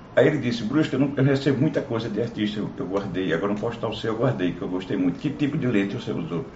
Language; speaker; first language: Portuguese; native; Portuguese